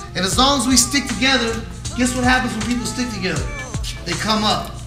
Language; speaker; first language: English; native; English